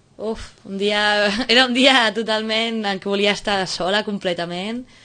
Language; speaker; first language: Catalan; native; Catalan